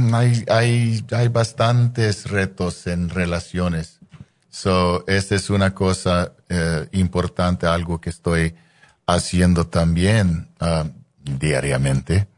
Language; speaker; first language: Spanish; non-native, fluent; English